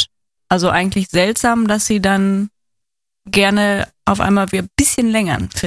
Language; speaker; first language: German; native; German